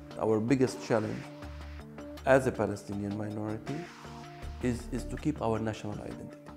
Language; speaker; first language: English; non-native, local second language; Arabic